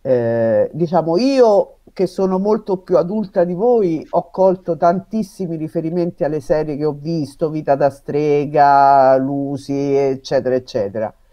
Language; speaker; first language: Italian; native; Italian